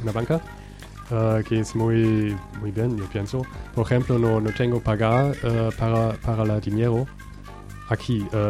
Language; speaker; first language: Spanish; non-native, learner; German